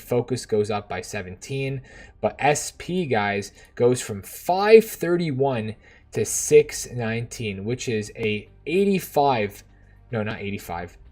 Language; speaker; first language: English; native; English